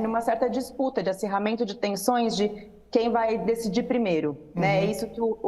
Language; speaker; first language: Portuguese; native; Portuguese